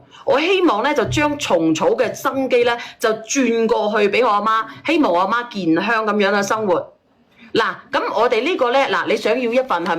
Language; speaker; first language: Cantonese; native; Cantonese